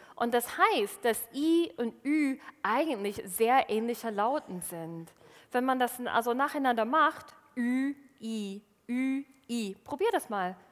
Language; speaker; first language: German; non-native, fluent; English